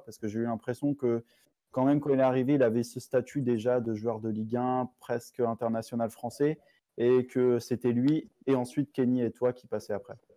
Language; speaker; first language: French; native; French